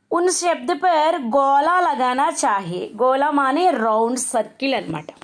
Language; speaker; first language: Hindi; non-native, local second language; Telugu